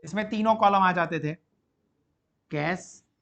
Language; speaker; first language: Hindi; non-native, local second language; Gujarati